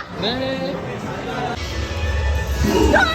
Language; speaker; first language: Korean; native; Korean